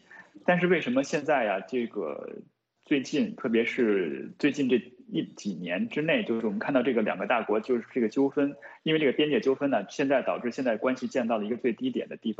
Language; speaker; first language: Chinese; native; Chinese